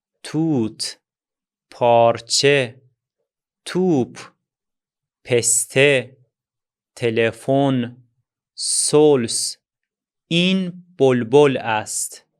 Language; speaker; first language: Persian; non-native, fluent; Azerbaijani